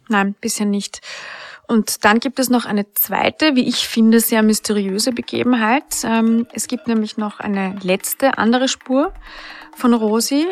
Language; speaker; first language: German; native; German